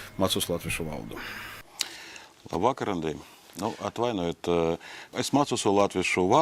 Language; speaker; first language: Latvian; non-native, local second language; Russian